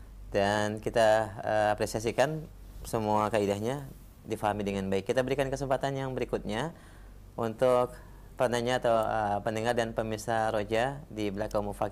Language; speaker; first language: Indonesian; native; Indonesian